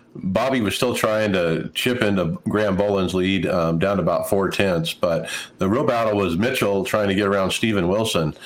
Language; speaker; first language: English; native; English